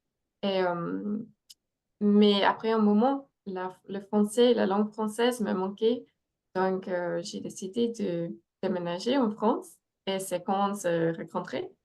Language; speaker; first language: French; non-native, fluent; English